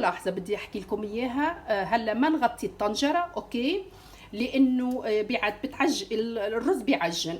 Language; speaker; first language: Arabic; native; Arabic